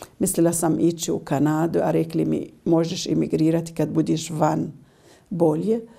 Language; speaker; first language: Serbian; non-native, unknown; Arabic